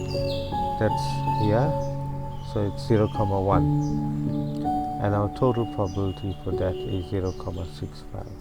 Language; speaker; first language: English; native; English